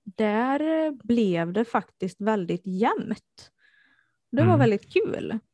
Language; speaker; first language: Swedish; native; Swedish